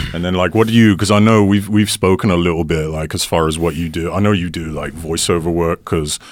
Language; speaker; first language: English; native; English